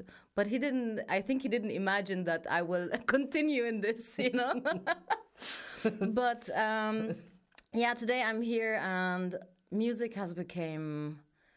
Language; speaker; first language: English; non-native, fluent; German